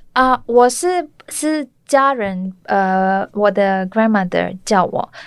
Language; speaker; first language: Chinese; non-native, learner; Malay